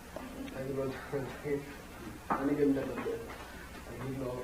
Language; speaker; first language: Hebrew; non-native, fluent; Amharic